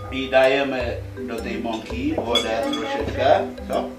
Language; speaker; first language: Polish; non-native, fluent; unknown